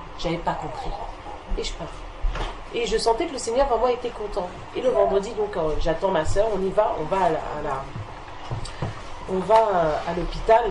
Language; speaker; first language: French; native; French